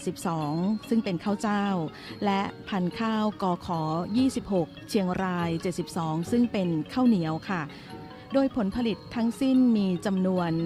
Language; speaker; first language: Thai; native; Thai